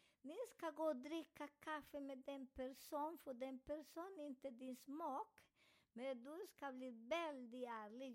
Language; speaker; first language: Swedish; non-native, learner; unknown